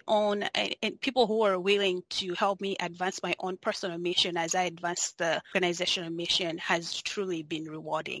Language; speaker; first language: English; non-native, local second language; Nyanja